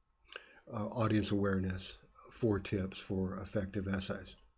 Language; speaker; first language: English; native; English